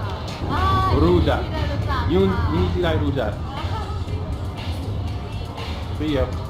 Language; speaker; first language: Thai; non-native, learner; English